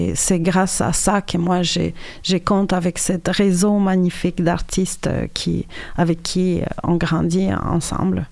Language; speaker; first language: French; non-native, fluent; Spanish